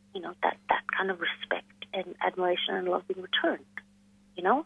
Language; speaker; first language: English; non-native, local second language; Hindi